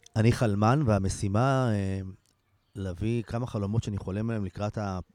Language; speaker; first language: Hebrew; native; Hebrew